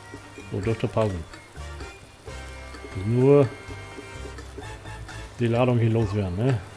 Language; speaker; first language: German; native; German